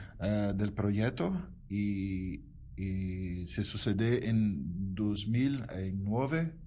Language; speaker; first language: Spanish; non-native, learner; Portuguese